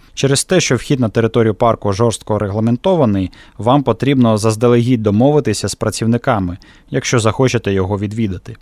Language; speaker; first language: Ukrainian; native; Ukrainian